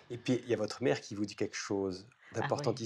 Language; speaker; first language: French; native; French